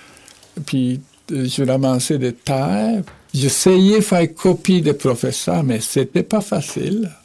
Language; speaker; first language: French; non-native, fluent; Japanese